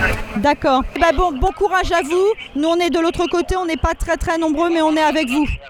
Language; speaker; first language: French; native; French